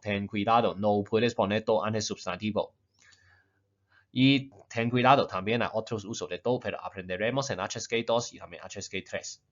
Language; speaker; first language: Spanish; non-native, fluent; Chinese